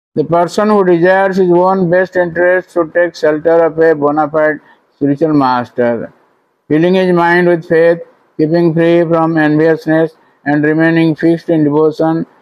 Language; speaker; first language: English; non-native, local second language; Odia